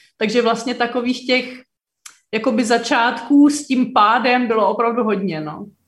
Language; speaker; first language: Czech; native; Czech